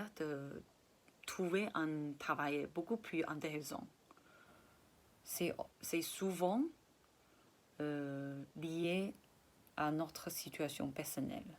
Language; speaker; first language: French; non-native, fluent; Chinese